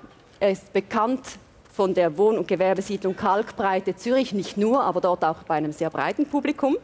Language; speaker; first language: German; native; German